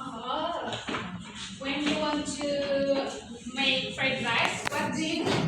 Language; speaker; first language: English; non-native, learner; Indonesian